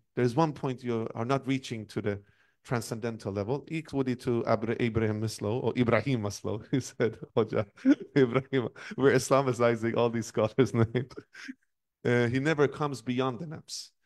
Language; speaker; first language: English; non-native, fluent; Persian